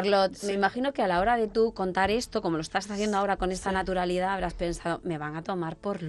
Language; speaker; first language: Spanish; native; Spanish